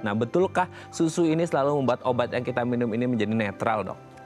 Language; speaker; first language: Indonesian; native; Indonesian